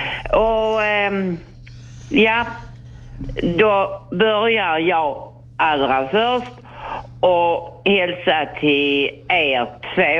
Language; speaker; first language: Swedish; native; Swedish